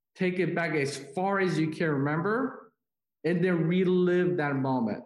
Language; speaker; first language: English; non-native, fluent; Korean